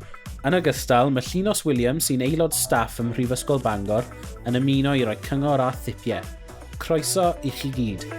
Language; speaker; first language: Welsh; native; Welsh